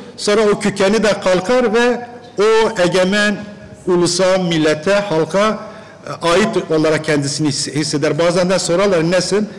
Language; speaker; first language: Turkish; non-native, local second language; Kurdish